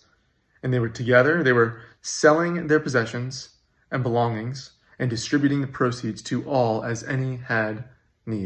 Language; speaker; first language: English; native; English